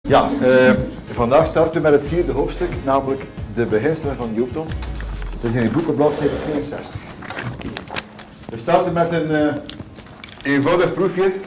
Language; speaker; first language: Dutch; native; Dutch